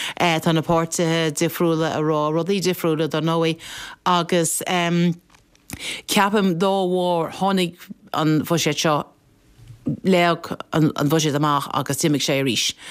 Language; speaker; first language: Irish; non-native, local second language; English